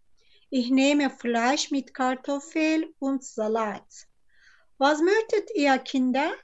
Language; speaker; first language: German; non-native, fluent; Turkish